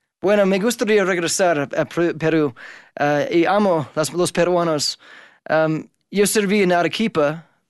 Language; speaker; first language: Spanish; non-native, fluent; English